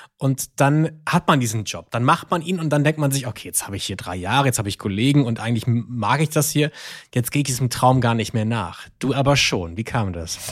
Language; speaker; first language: German; native; German